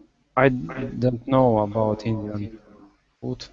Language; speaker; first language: English; non-native, learner; Russian